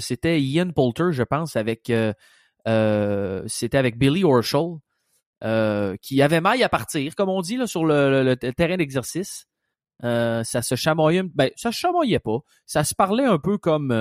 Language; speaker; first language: French; native; French